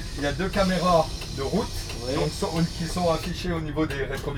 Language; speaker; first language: French; native; French